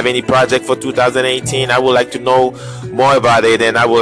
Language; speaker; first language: English; non-native, local second language; French